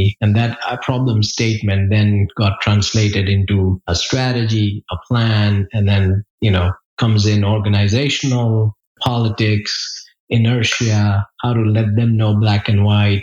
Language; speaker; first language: English; non-native, local second language; Gujarati